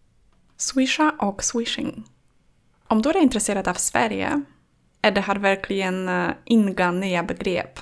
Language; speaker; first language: Swedish; non-native, fluent; Polish